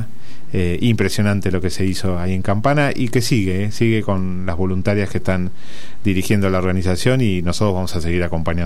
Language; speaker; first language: Spanish; native; Spanish